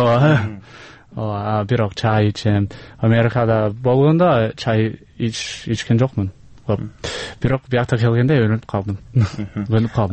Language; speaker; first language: Kyrgyz; non-native, learner; English